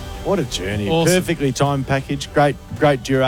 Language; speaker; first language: English; native; English